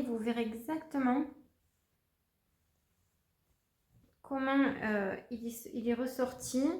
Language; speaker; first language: French; native; French